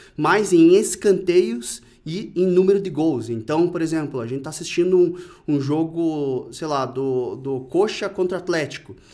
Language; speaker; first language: Portuguese; native; Portuguese